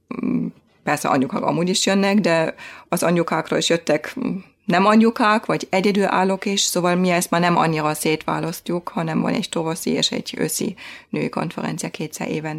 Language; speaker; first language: Hungarian; non-native, fluent; German